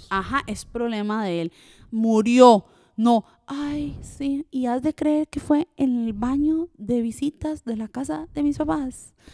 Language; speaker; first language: Spanish; early bilingual, other home language; French